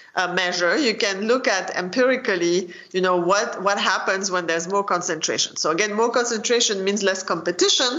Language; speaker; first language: English; non-native, fluent; French